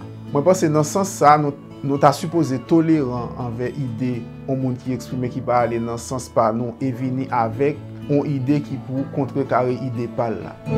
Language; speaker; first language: French; non-native, learner; Haitian Creole